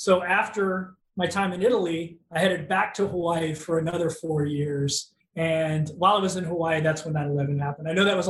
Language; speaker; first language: English; native; English